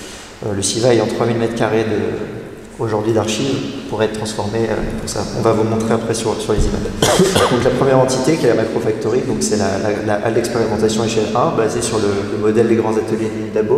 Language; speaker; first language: French; native; French